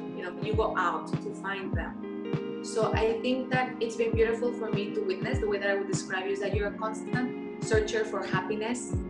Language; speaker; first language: English; non-native, fluent; Spanish